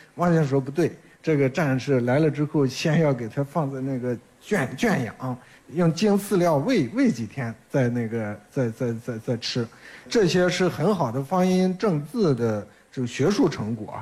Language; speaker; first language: Chinese; native; Chinese